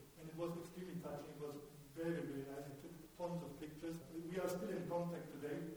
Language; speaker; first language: English; non-native, fluent; German